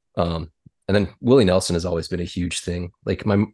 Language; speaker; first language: English; native; English